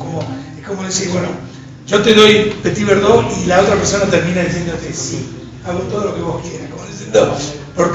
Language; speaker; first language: Spanish; native; Spanish